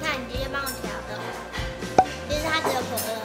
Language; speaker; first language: Chinese; native; Chinese